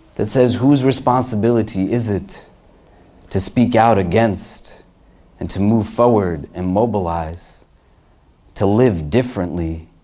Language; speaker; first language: English; native; English